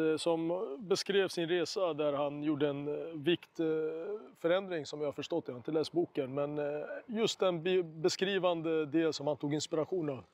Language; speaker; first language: Swedish; early bilingual, other home language; Arabic